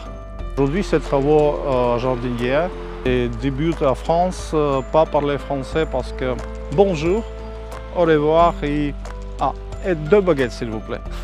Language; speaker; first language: French; non-native, learner; Ukrainian